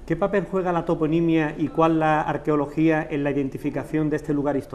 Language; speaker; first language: Spanish; native; Spanish